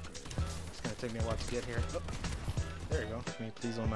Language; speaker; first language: English; native; English